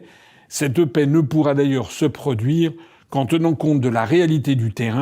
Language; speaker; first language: French; native; French